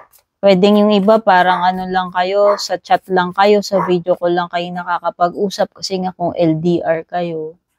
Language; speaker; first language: Filipino; native; Filipino